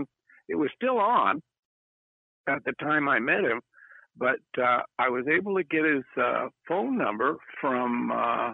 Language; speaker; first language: English; native; English